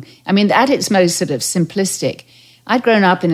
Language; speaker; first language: English; native; English